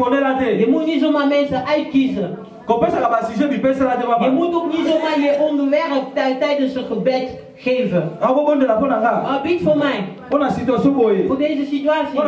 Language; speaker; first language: Dutch; early bilingual, other home language; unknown